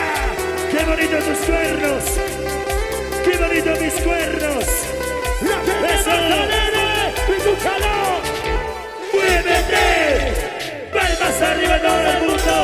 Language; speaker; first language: Spanish; native; Spanish